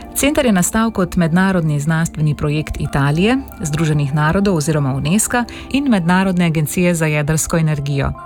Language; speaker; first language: Slovenian; native; Slovenian